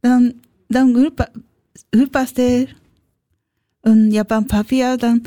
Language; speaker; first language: German; non-native, learner; Japanese